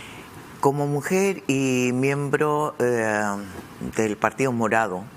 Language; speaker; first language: Spanish; native; Spanish